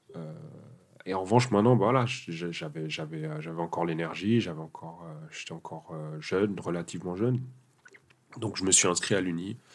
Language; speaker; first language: French; early bilingual, other home language; Portuguese